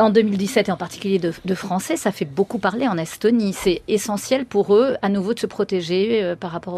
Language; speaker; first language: French; native; French